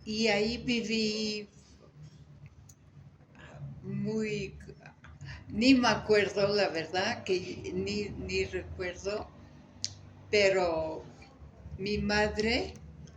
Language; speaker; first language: Spanish; native; Spanish